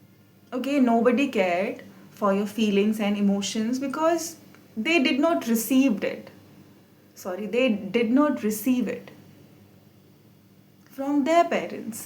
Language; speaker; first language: English; non-native, local second language; Hindi